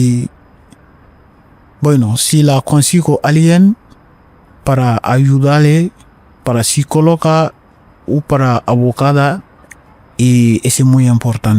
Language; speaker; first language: Spanish; non-native, learner; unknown